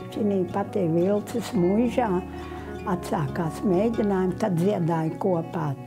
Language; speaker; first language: Latvian; native; Latvian